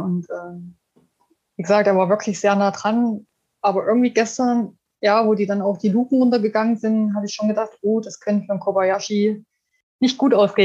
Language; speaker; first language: German; native; German